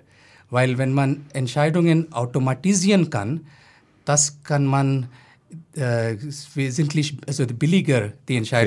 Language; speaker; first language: German; non-native, fluent; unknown